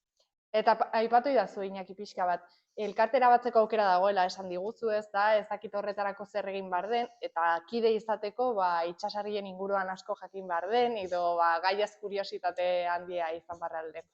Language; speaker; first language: Basque; native; Basque